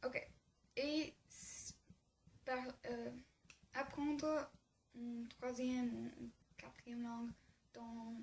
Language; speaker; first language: French; non-native, learner; English